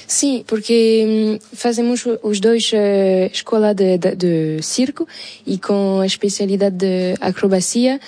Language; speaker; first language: Portuguese; non-native, learner; French